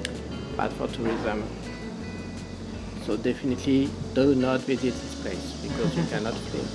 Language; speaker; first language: English; non-native, learner; French